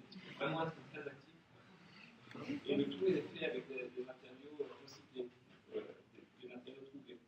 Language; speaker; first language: French; native; French